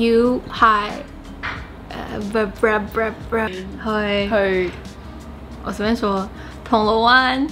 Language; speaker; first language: Cantonese; non-native, learner; Chinese